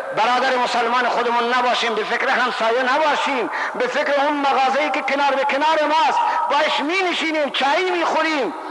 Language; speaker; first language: Persian; non-native, local second language; Baluchi